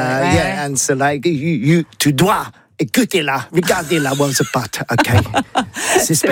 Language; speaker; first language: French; non-native, learner; English